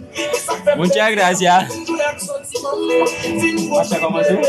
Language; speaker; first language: Spanish; non-native, learner; Haitian Creole